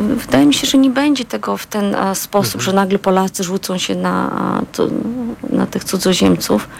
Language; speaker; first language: Polish; non-native, fluent; Azerbaijani